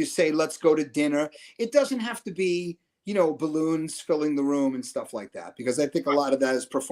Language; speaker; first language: English; native; English